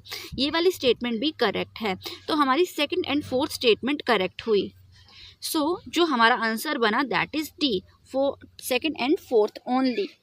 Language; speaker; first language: Hindi; native; Hindi